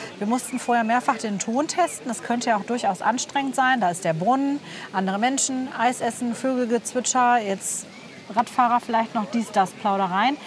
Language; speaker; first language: German; native; German